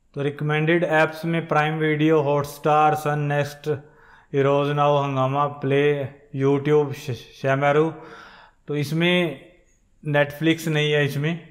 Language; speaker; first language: Hindi; non-native, local second language; Punjabi